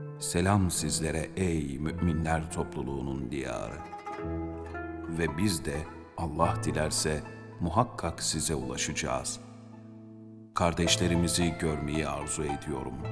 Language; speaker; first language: Turkish; native; Turkish